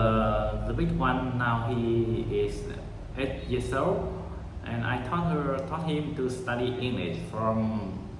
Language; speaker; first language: English; non-native, learner; Vietnamese